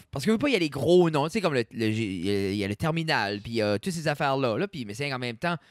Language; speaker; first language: French; native; French